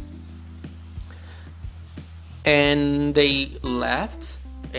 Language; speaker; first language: English; non-native, fluent; Portuguese